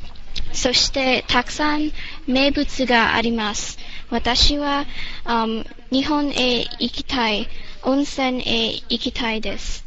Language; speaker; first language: Japanese; non-native, learner; English